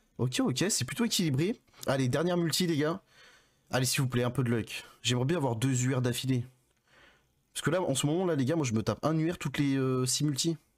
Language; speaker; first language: French; native; French